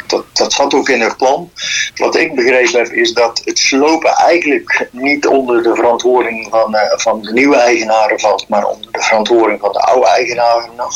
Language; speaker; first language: Dutch; native; Dutch